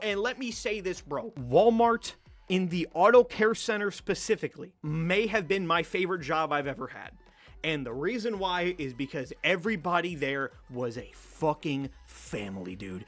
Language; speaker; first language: English; native; English